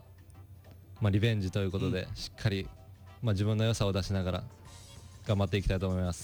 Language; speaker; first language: Japanese; native; Japanese